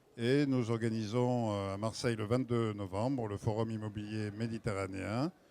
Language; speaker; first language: French; native; French